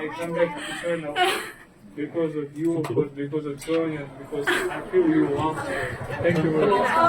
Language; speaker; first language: English; non-native, learner; Kazakh